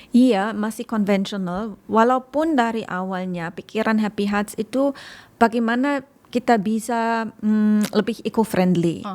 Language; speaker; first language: Indonesian; non-native, fluent; German